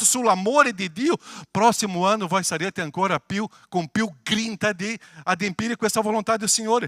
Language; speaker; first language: Italian; non-native, fluent; Portuguese